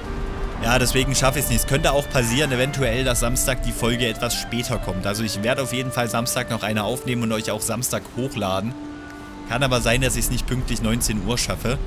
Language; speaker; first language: German; native; German